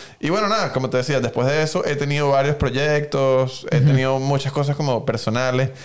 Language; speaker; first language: Spanish; native; Spanish